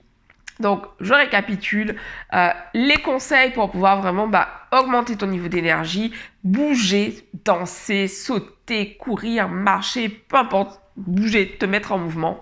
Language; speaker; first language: French; native; French